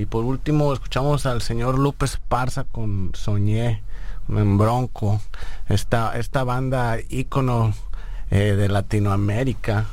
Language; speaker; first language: Spanish; native; Spanish